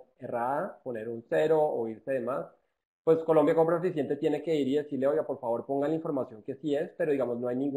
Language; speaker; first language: Spanish; native; Spanish